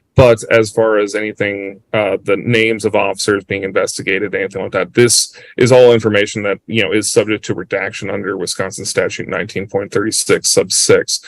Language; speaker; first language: English; native; English